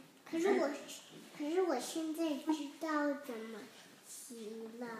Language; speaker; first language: Chinese; early bilingual, heritage; Chinese